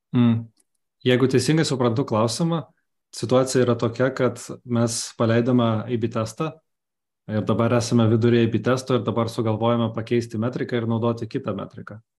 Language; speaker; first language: Lithuanian; non-native, local second language; Russian